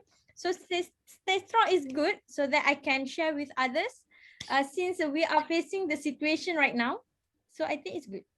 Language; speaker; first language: English; non-native, fluent; Malay